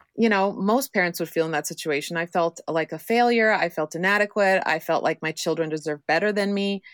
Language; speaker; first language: English; non-native, fluent; Croatian